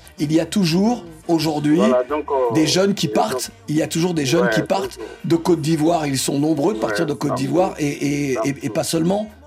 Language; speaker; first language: French; native; French